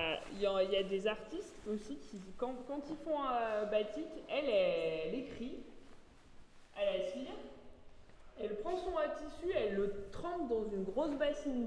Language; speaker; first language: French; native; French